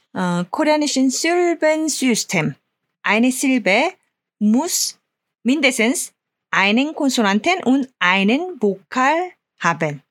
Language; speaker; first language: German; non-native, fluent; Korean